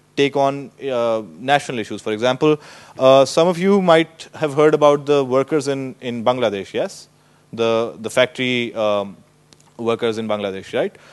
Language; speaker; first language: English; non-native, local second language; Urdu